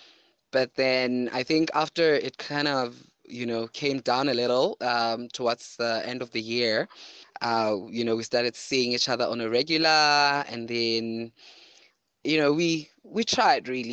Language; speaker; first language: English; non-native, local second language; Southern Sotho